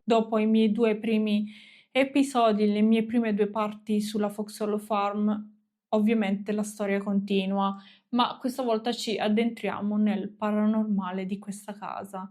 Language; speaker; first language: Italian; native; Italian